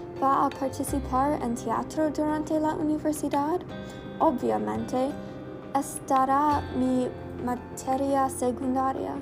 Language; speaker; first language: Spanish; non-native, learner; English